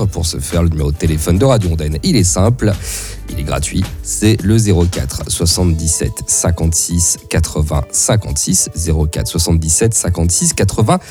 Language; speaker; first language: French; native; French